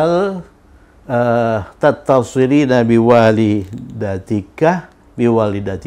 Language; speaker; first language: Arabic; non-native, fluent; Indonesian